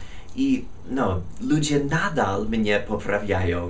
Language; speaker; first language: Polish; non-native, fluent; English